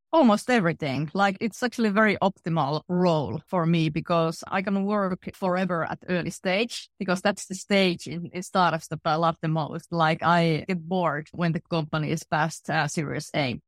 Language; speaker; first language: English; non-native, fluent; Finnish